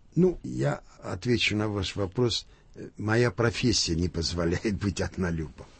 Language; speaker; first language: Russian; non-native, local second language; Armenian